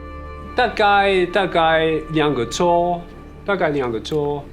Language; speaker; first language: Chinese; non-native, fluent; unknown